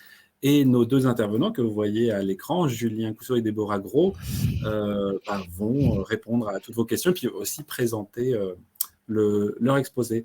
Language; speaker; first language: French; native; French